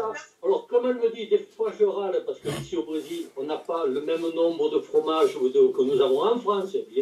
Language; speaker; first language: French; native; French